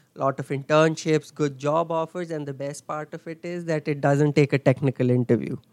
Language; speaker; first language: English; non-native, local second language; Hindi